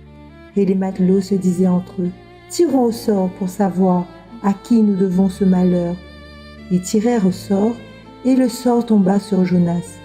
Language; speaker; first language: French; native; French